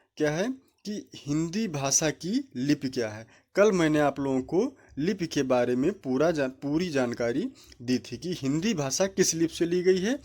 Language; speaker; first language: Hindi; native; Hindi